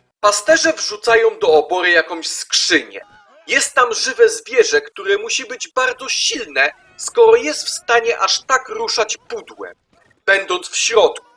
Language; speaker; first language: Polish; native; Polish